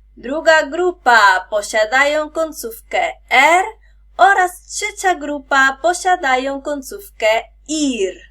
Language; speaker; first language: Polish; non-native, fluent; Spanish